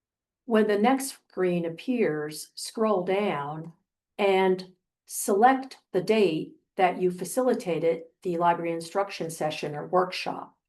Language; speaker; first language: English; native; English